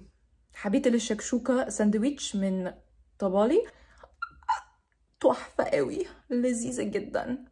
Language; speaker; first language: Arabic; non-native, learner; English